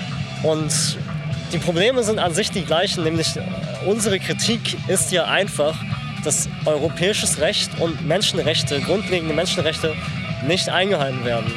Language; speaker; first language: German; native; German